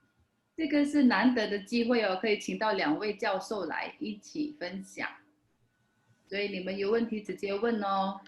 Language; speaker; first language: Chinese; non-native, fluent; Indonesian